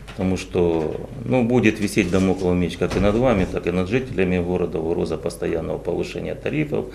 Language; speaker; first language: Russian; native; Russian